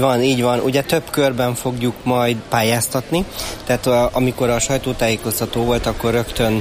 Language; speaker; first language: Hungarian; native; Hungarian